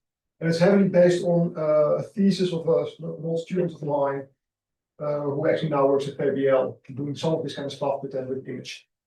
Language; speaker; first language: English; non-native, fluent; Dutch